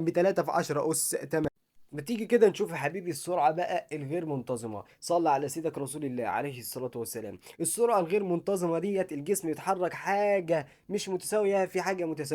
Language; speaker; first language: Arabic; native; Arabic